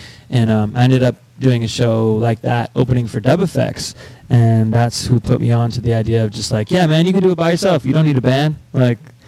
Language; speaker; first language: English; native; English